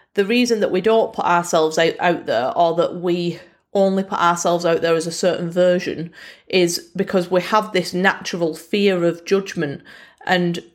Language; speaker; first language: English; native; English